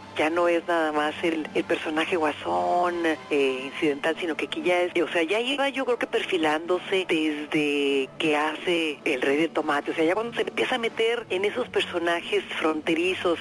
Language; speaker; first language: Spanish; native; Spanish